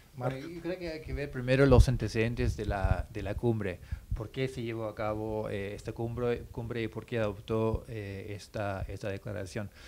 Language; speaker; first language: Spanish; non-native, fluent; English